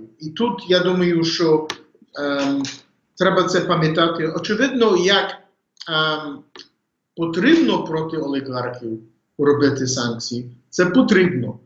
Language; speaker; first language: Ukrainian; early bilingual, heritage; English